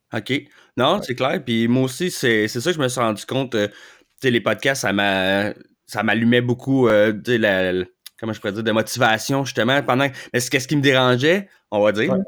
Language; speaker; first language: French; native; French